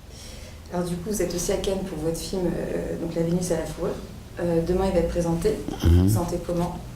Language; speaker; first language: French; native; French